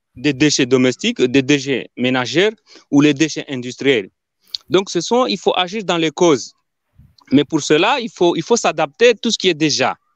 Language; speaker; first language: French; non-native, local second language; Ngazidja Comorian